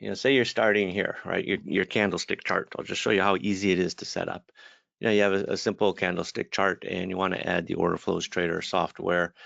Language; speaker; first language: English; native; English